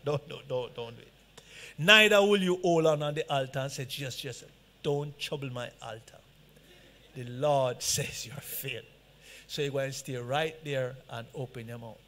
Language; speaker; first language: English; native; English